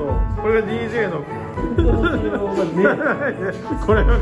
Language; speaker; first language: Japanese; native; Japanese